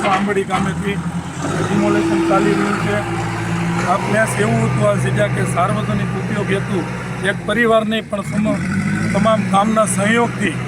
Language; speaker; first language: Gujarati; native; Gujarati